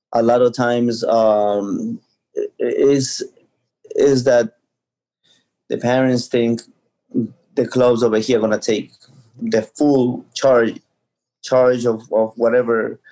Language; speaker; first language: English; early bilingual, other home language; Spanish